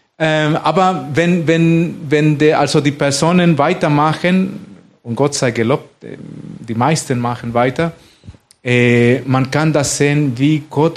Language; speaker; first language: German; non-native, fluent; Spanish